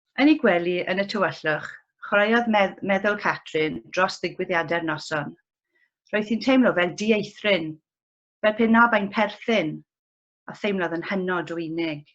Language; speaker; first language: Welsh; non-native, local second language; English